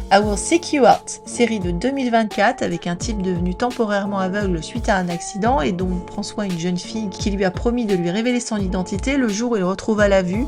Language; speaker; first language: French; native; French